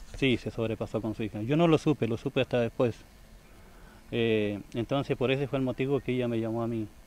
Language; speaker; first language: Spanish; native; Spanish